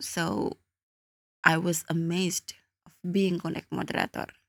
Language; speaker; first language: English; non-native, learner; Indonesian